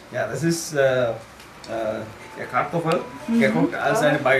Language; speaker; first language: German; non-native, learner; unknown